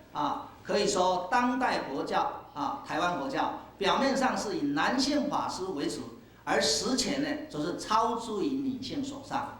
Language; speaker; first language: Chinese; native; Chinese